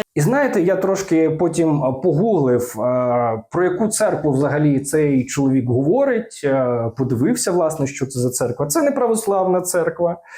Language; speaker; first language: Ukrainian; non-native, local second language; Russian